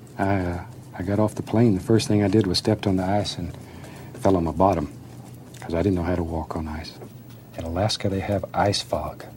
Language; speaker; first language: English; native; English